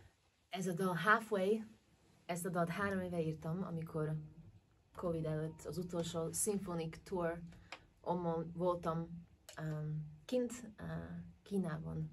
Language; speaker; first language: Hungarian; early bilingual, heritage; Hungarian